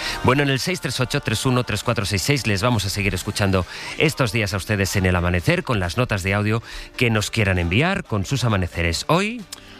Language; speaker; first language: Spanish; native; Spanish